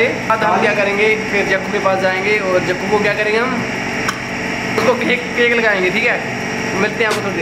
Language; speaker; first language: Hindi; non-native, local second language; Dogri